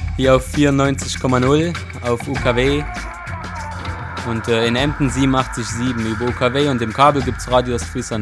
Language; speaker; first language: German; native; German